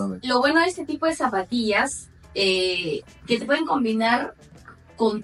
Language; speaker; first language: Spanish; native; Spanish